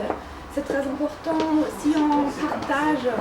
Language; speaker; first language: French; non-native, fluent; German